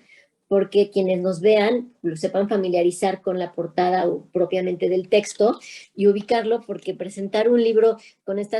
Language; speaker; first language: Spanish; native; Spanish